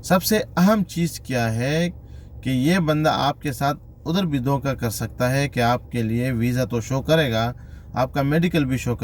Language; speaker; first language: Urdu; non-native, local second language; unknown